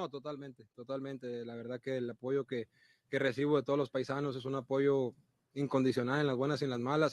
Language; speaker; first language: Spanish; native; Spanish